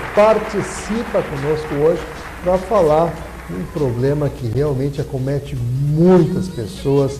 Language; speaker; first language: Portuguese; native; Portuguese